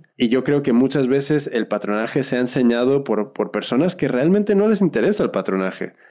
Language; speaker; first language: Spanish; early bilingual, heritage; Spanish